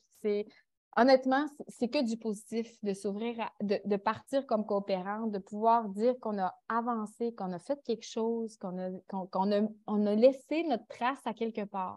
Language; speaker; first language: French; native; French